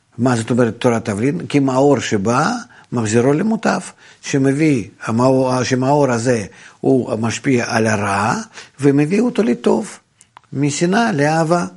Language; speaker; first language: Hebrew; non-native, fluent; Russian